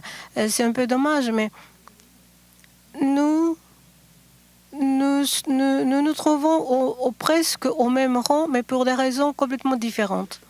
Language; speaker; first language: French; non-native, fluent; Japanese